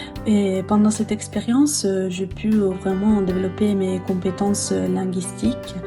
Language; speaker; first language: French; non-native, fluent; Italian